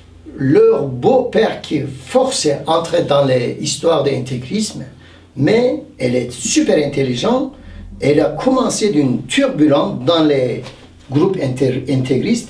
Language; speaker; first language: French; non-native, fluent; Turkish